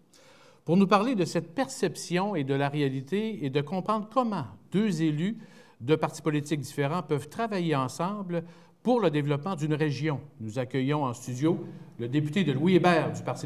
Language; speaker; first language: French; native; French